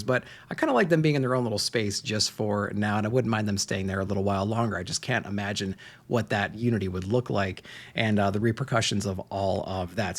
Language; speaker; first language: English; native; English